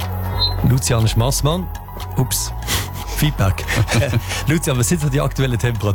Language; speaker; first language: German; native; German